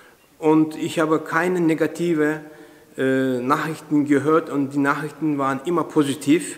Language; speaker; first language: German; non-native, fluent; Turkish